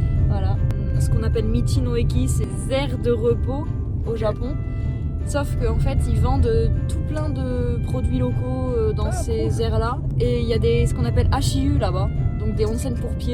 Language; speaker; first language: French; native; French